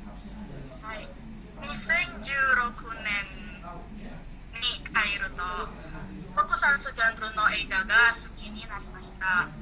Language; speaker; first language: Japanese; non-native, learner; Indonesian